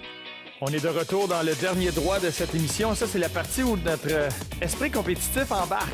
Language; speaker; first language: French; native; French